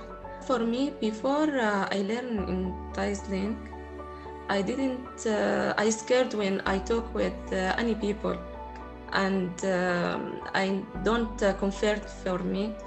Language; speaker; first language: English; non-native, learner; Arabic